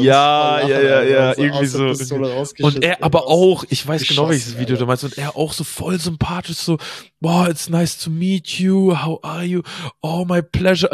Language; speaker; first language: German; native; German